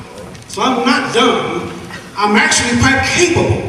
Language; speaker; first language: English; native; English